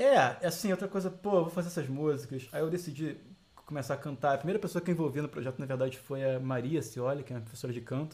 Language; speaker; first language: Portuguese; native; Portuguese